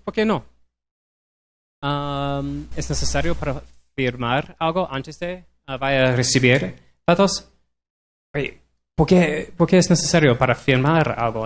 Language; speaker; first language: Spanish; non-native, learner; English